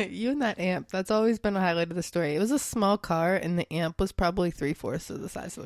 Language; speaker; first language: English; native; English